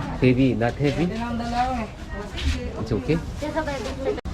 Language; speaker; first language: English; non-native, learner; Korean